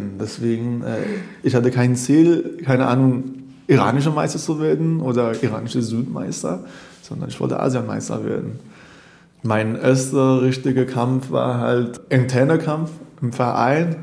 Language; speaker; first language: German; non-native, fluent; Persian